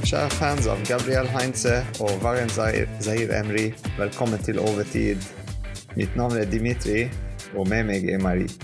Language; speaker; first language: Norwegian; non-native, fluent; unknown